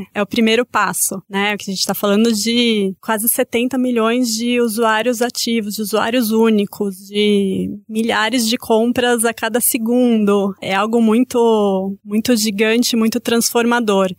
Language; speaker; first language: Portuguese; native; Portuguese